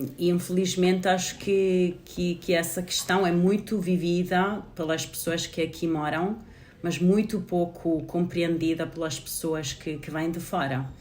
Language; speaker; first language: Portuguese; non-native, fluent; Italian